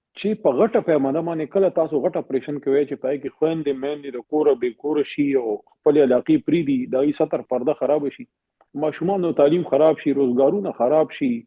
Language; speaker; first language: Pashto; native; Pashto